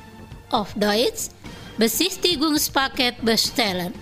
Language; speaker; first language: German; non-native, fluent; Indonesian